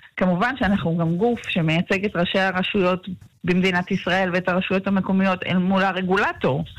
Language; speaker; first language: Hebrew; native; Hebrew